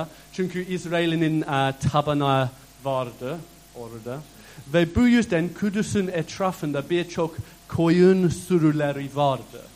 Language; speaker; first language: Turkish; non-native, fluent; English